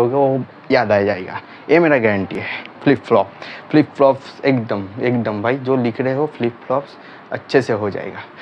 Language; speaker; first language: Hindi; non-native, local second language; Bangla